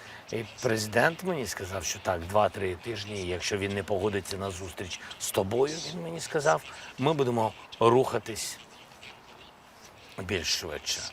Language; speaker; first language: Ukrainian; non-native, local second language; Russian